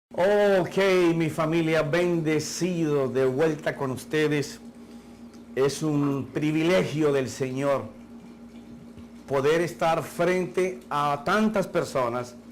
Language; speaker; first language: Spanish; native; Spanish